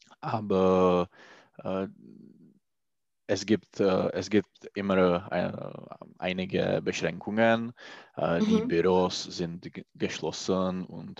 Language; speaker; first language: German; non-native, learner; Czech